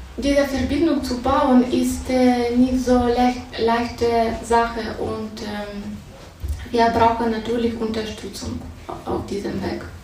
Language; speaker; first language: German; non-native, fluent; Russian